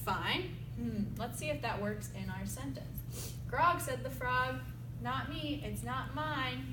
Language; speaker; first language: English; native; English